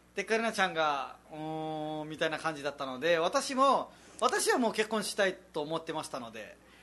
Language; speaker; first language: Japanese; non-native, fluent; Nepali